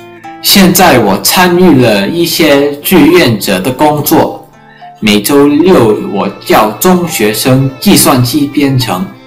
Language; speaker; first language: Chinese; early bilingual, heritage; English